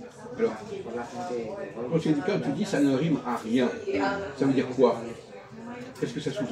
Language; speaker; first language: French; native; French